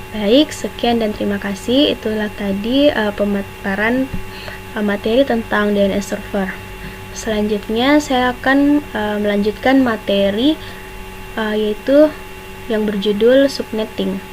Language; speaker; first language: Indonesian; native; Indonesian